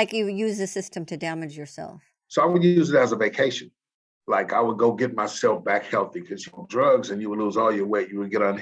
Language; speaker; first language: English; native; English